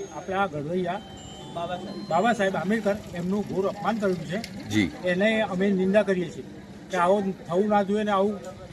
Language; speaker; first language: Gujarati; native; Gujarati